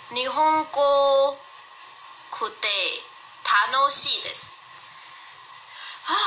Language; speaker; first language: Japanese; non-native, learner; Chinese